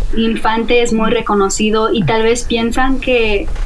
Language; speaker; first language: Spanish; native; Spanish